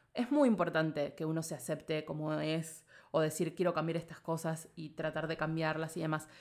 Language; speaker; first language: Spanish; native; Spanish